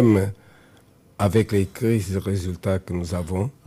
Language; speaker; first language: French; non-native, fluent; Portuguese